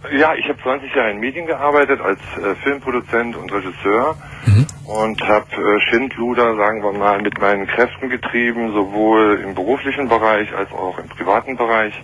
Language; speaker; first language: German; native; German